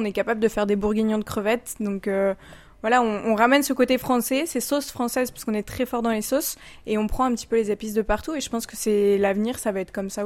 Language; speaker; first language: French; native; French